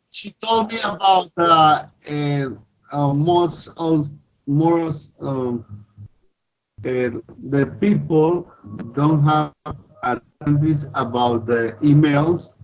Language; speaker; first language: English; non-native, learner; Spanish